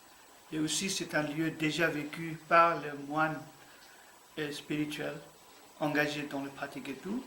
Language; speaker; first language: French; non-native, learner; Tibetan